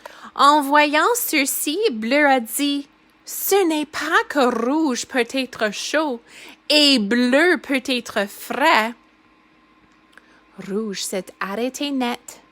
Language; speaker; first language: French; non-native, fluent; English